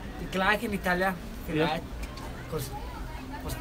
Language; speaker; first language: German; non-native, learner; Italian